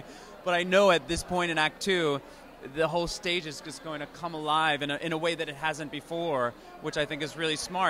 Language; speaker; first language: English; native; English